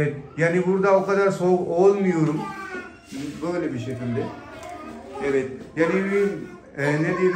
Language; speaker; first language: Turkish; non-native, learner; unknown